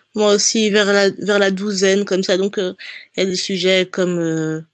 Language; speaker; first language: French; native; French